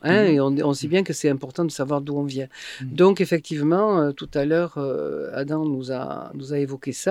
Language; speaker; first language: French; native; French